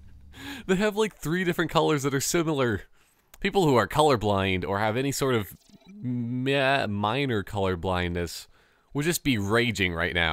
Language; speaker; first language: English; native; English